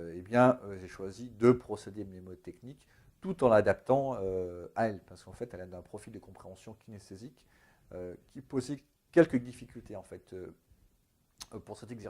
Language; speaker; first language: French; native; French